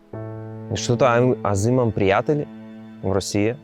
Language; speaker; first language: Bulgarian; non-native, learner; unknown